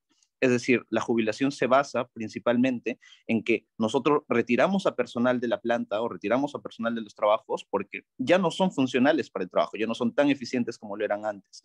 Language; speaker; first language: Spanish; native; Spanish